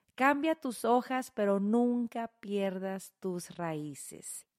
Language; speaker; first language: Spanish; early bilingual, heritage; Spanish